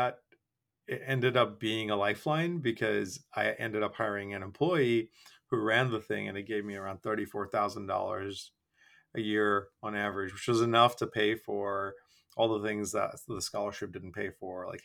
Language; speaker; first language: English; non-native, local second language; Bangla